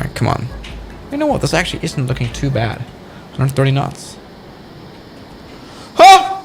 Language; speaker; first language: English; non-native, fluent; German